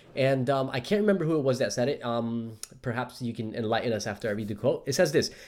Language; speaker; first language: English; native; English